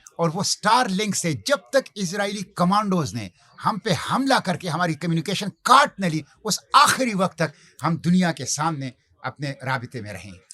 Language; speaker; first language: Urdu; non-native, local second language; Pashto